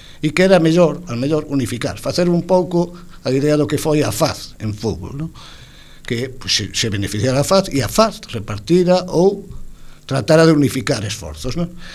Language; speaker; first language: Galician; non-native, local second language; Spanish